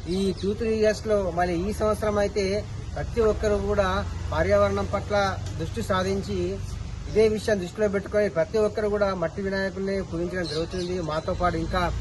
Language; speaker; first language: Telugu; native; Telugu